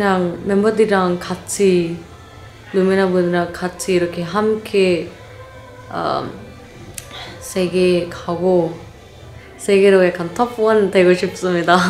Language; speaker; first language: Korean; non-native, learner; English